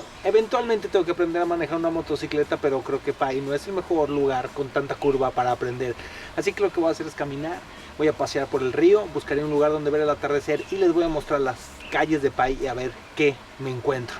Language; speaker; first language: Spanish; native; Spanish